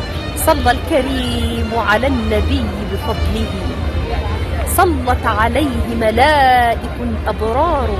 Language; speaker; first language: Arabic; native; Arabic